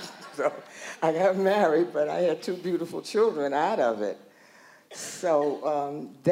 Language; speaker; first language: English; native; English